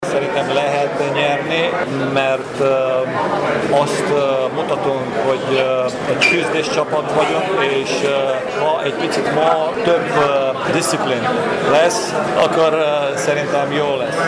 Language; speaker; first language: Hungarian; non-native, local second language; Romanian